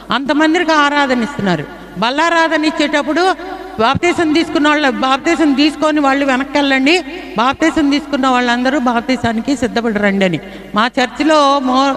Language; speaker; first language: Telugu; non-native, fluent; Bangla